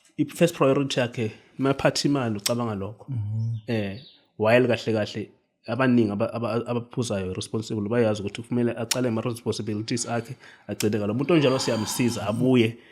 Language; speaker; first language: Zulu; native; Zulu